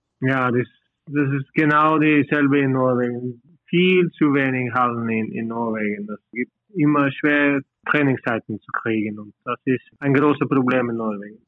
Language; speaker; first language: German; non-native, learner; Norwegian